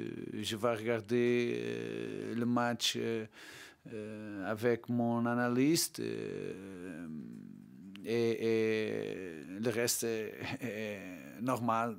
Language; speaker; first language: French; non-native, learner; Portuguese